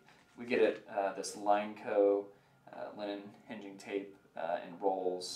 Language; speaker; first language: English; native; English